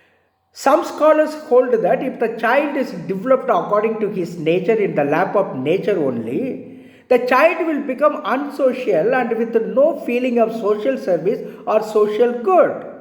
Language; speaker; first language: English; non-native, local second language; Tamil